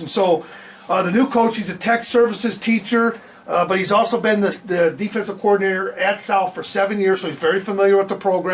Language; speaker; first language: English; native; English